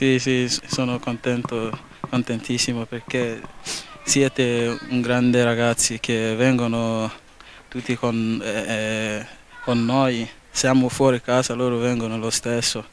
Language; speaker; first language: Italian; non-native, learner; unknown